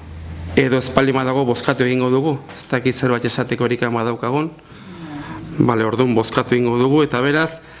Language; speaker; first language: Basque; native; Basque